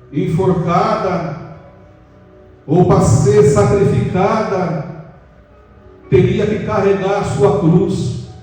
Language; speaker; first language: Portuguese; native; Portuguese